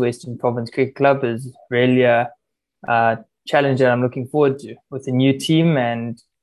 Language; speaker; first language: English; native; English